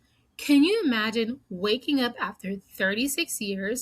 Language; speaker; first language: English; native; English